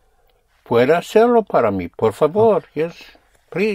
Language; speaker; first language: Spanish; non-native, fluent; English